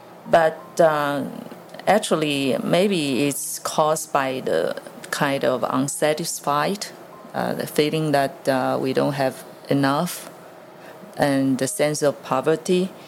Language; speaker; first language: English; non-native, learner; Chinese